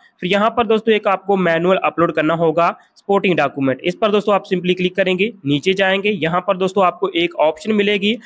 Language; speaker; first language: Hindi; non-native, local second language; Punjabi